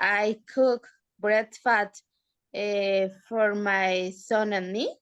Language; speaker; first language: English; non-native, learner; Spanish